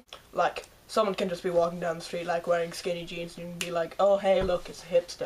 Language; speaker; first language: English; native; English